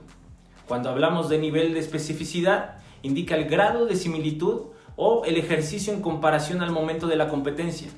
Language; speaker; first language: Spanish; native; Spanish